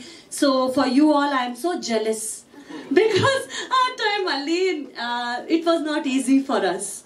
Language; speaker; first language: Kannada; non-native, local second language; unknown